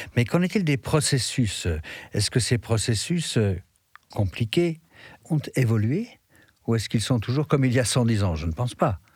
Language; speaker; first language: French; native; French